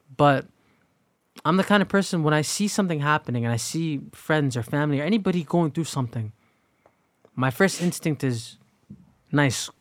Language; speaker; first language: English; native; English